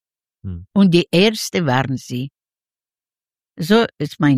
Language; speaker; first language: German; non-native, learner; Yiddish